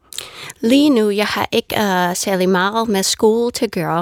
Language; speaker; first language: Danish; non-native, fluent; English